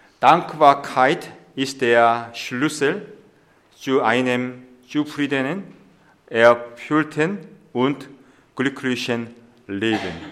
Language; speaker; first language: German; non-native, fluent; Korean